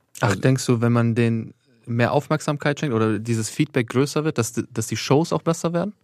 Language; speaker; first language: German; early bilingual, other home language; Albanian